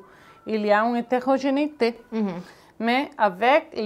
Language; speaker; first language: French; non-native, fluent; Catalan